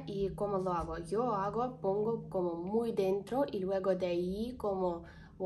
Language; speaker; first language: Spanish; non-native, learner; Ukrainian